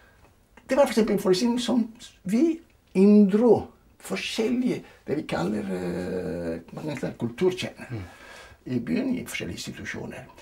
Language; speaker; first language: Norwegian; non-native, fluent; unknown